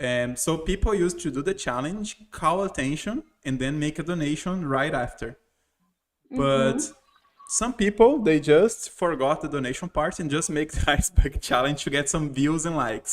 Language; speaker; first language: English; non-native, fluent; Portuguese